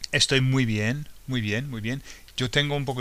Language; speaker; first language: Spanish; non-native, fluent; English